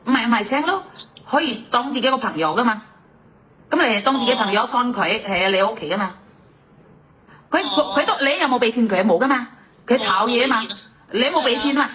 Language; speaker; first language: Cantonese; non-native, fluent; Indonesian